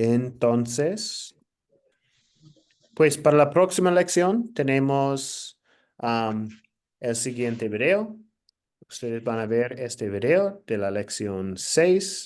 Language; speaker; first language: Spanish; non-native, fluent; English